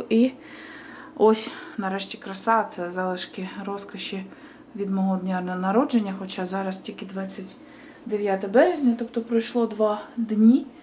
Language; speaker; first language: Ukrainian; non-native, local second language; Russian